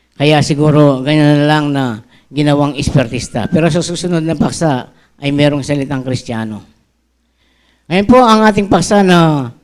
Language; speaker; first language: Filipino; non-native, local second language; Pampanga